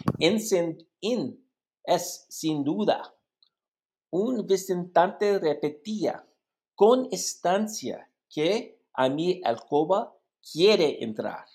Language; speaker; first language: Spanish; non-native, learner; English